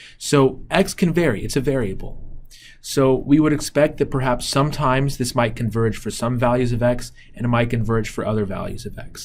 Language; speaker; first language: English; native; English